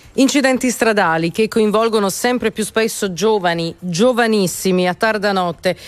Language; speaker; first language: Italian; native; Italian